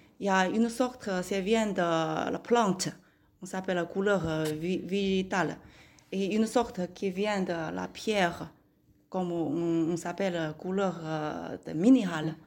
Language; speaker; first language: French; non-native, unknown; Chinese